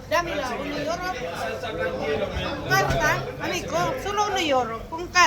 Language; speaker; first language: Italian; non-native, learner; Filipino